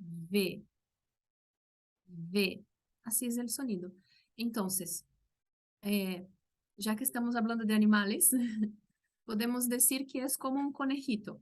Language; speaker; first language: Spanish; non-native, local second language; Portuguese